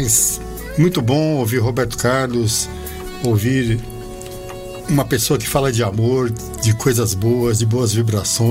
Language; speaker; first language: Portuguese; native; Portuguese